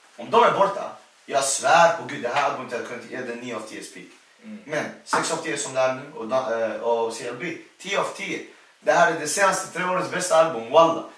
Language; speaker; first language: Swedish; early bilingual, other home language; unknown